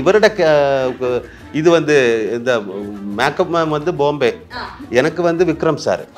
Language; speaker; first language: Tamil; non-native, learner; Malayalam